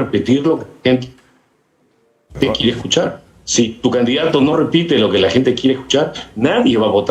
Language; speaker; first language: Spanish; native; Spanish